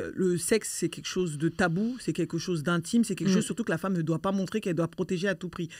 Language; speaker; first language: French; native; French